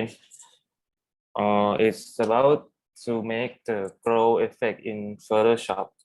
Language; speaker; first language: English; non-native, learner; Thai